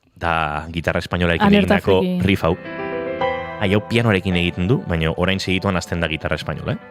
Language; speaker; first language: Basque; native; Basque